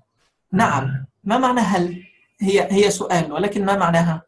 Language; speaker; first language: Arabic; non-native, fluent; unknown